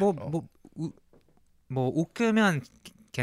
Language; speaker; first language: Korean; early bilingual, heritage; English